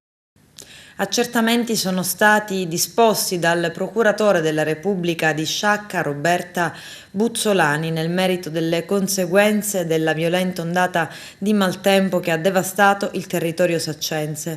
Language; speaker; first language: Italian; native; Italian